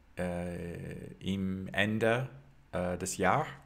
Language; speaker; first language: German; non-native, learner; English